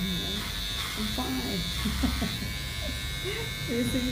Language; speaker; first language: English; non-native, learner; Thai